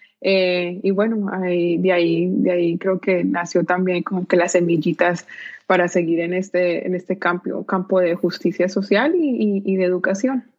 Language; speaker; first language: Spanish; native; Spanish